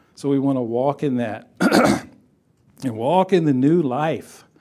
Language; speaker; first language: English; native; English